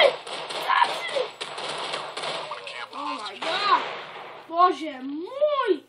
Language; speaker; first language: Czech; non-native, learner; Slovak